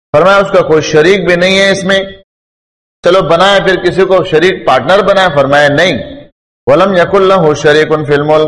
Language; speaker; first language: Urdu; non-native, local second language; Pashto